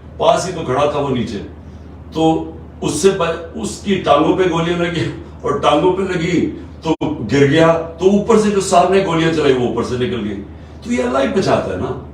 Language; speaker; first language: Urdu; native; Urdu